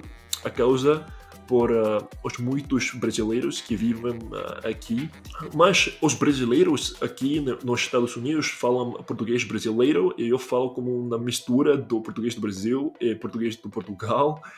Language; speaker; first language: Portuguese; non-native, learner; English